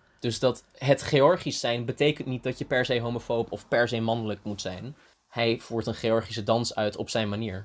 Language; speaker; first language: Dutch; early bilingual, heritage; Dutch